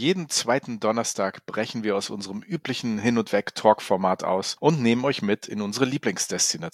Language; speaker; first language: German; native; German